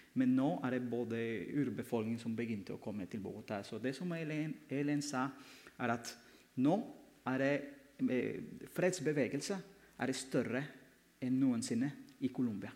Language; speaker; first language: Norwegian; non-native, fluent; Spanish